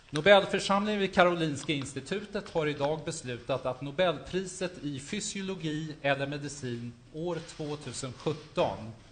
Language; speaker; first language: Swedish; native; Swedish